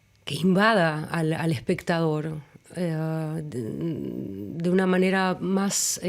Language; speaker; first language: Spanish; early bilingual, other home language; German